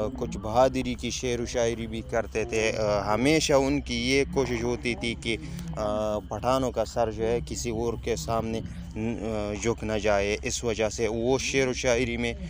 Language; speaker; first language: Urdu; non-native, local second language; Pashto